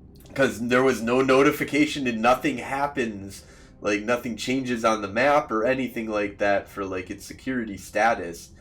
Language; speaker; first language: English; native; English